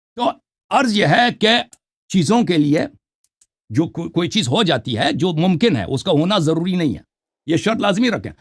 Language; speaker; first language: Urdu; non-native, fluent; Persian